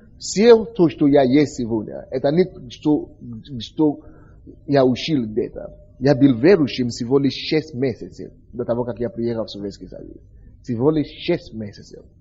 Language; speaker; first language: Russian; non-native, fluent; Yoruba